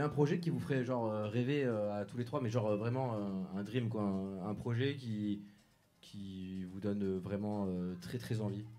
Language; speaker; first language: French; native; French